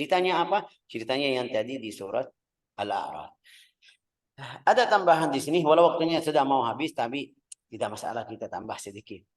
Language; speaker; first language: Indonesian; non-native, fluent; Arabic